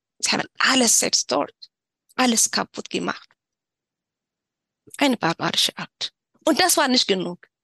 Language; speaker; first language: German; non-native, learner; Tigrinya